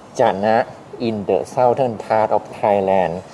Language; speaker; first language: English; non-native, learner; Thai